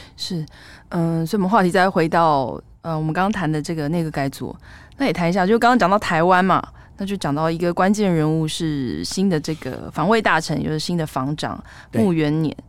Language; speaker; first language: Chinese; native; Chinese